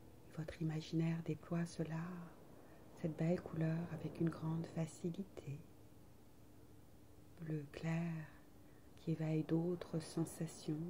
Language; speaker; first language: French; native; French